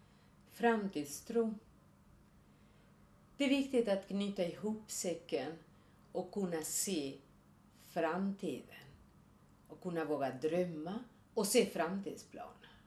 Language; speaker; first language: Swedish; non-native, fluent; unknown